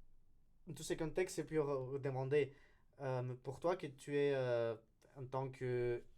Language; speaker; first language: French; non-native, learner; Spanish